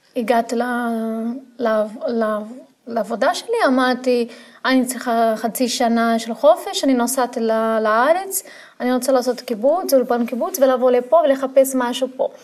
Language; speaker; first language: Hebrew; non-native, fluent; Portuguese